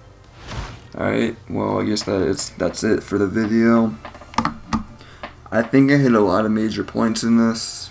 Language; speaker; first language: English; native; English